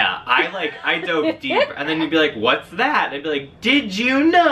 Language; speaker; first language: English; native; English